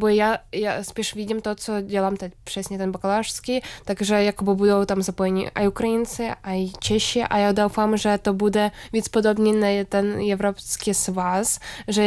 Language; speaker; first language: Czech; non-native, learner; Ukrainian